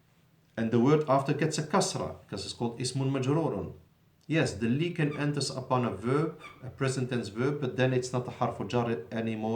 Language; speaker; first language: English; non-native, fluent; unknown